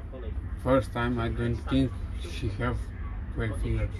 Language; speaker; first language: English; non-native, learner; Romanian